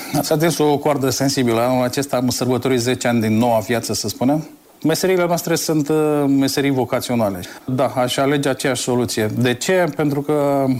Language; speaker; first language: Romanian; native; Romanian